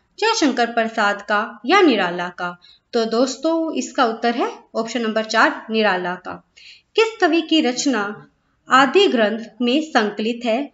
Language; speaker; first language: Hindi; native; Hindi